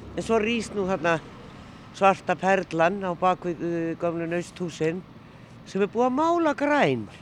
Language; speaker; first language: Icelandic; native; Icelandic